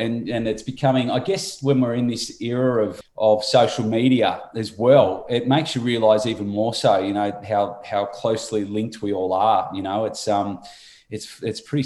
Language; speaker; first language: English; native; English